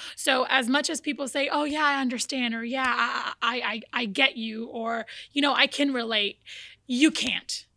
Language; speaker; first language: English; early bilingual, other home language; Portuguese